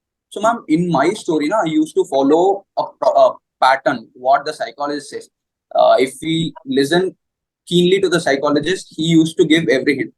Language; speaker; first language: English; non-native, local second language; Hindi